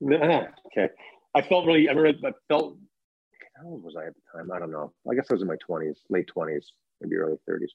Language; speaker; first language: English; native; English